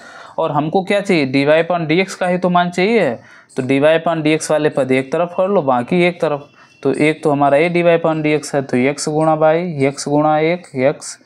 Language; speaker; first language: Hindi; native; Hindi